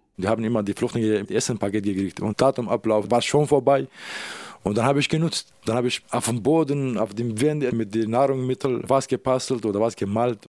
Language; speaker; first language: German; non-native, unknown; Kurdish